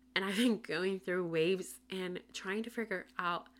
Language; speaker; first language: English; non-native, fluent; Spanish